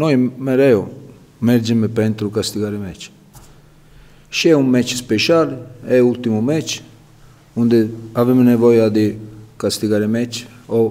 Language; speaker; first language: Romanian; non-native, learner; Italian